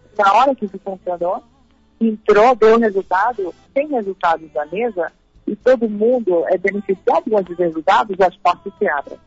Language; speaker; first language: Portuguese; early bilingual, heritage; Spanish